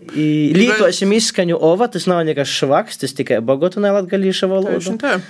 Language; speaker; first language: Latvian; native; Latvian